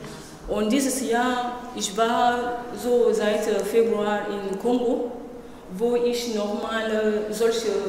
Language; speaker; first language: German; non-native, learner; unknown